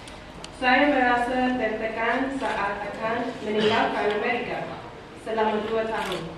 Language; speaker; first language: Indonesian; non-native, learner; English